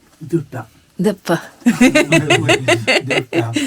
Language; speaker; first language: French; non-native, learner; Polish